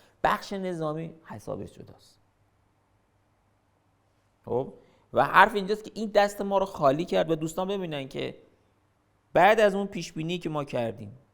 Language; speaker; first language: Persian; native; Persian